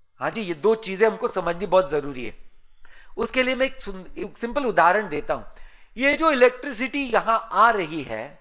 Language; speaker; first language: Hindi; native; Hindi